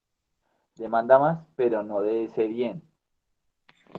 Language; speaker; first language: Spanish; native; Spanish